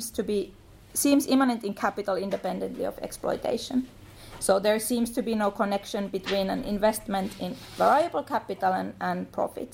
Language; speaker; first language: English; non-native, fluent; Finnish